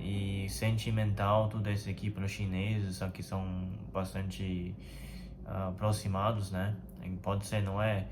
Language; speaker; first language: Portuguese; non-native, fluent; Chinese